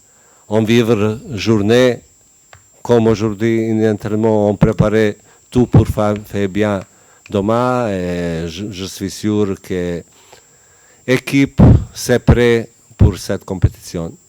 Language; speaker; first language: French; non-native, learner; Bosnian